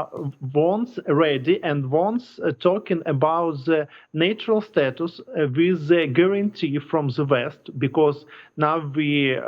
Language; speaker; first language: English; non-native, learner; Ukrainian